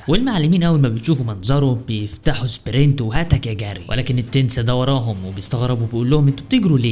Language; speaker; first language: Arabic; native; Arabic